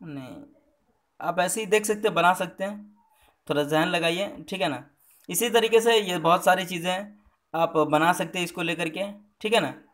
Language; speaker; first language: Hindi; native; Hindi